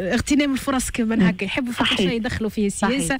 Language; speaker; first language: Arabic; native; Arabic